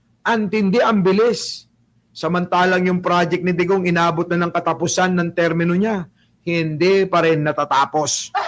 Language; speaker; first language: Filipino; non-native, local second language; Pangasinan